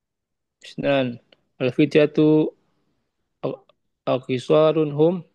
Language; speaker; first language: Arabic; non-native, learner; Indonesian